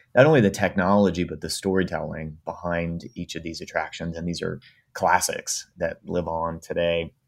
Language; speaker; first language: English; native; English